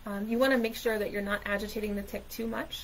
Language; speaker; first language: English; native; English